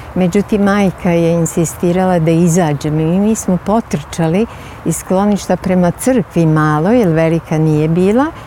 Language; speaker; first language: Serbian; native; Serbian